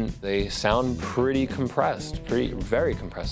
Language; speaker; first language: English; native; English